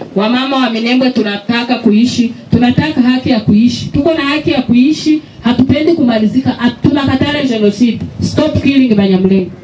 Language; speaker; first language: Swahili; non-native, local second language; Kinyarwanda